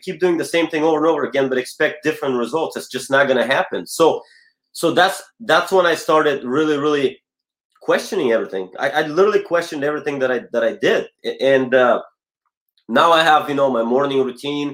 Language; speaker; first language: English; non-native, fluent; Bulgarian